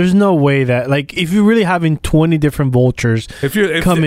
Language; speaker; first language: English; native; English